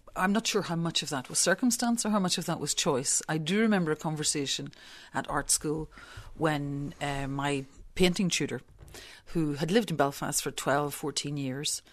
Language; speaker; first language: English; native; English